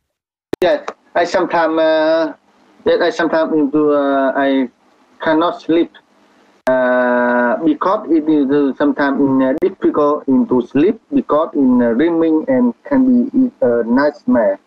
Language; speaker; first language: English; non-native, learner; Vietnamese